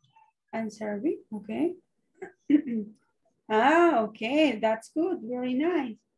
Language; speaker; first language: English; non-native, learner; Spanish